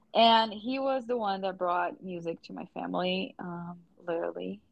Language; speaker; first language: English; non-native, fluent; Portuguese